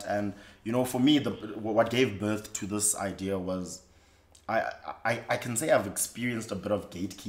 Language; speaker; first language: English; non-native, local second language; Xhosa